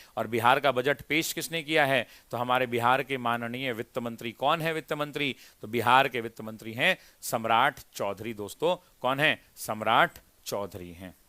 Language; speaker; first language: Hindi; native; Hindi